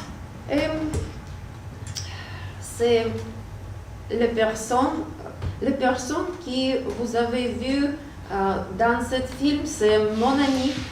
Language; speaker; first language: French; non-native, learner; Russian